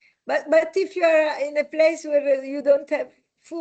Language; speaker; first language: English; non-native, fluent; Italian